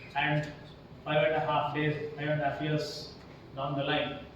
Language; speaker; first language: English; non-native, local second language; Kannada